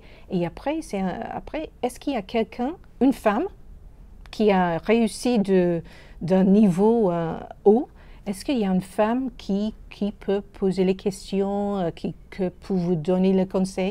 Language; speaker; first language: French; non-native, fluent; English